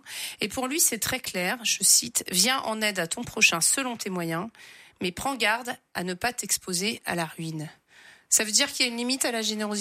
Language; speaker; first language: French; native; French